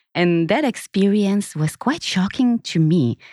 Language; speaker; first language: English; non-native, fluent; Hebrew